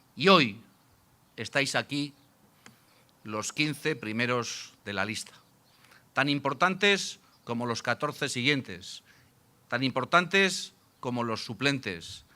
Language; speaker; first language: Spanish; native; Spanish